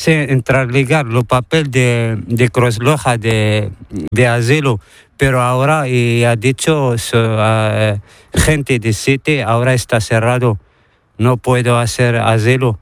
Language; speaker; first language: Spanish; non-native, learner; Arabic